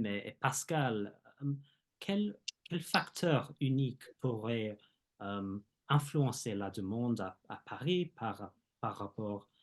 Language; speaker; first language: French; non-native, fluent; English